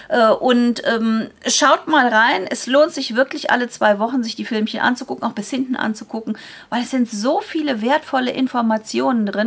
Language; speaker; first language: German; native; German